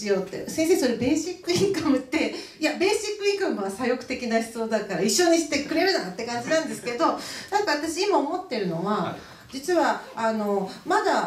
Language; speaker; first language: Japanese; native; Japanese